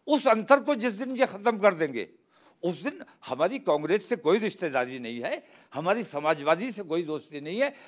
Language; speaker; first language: Hindi; native; Hindi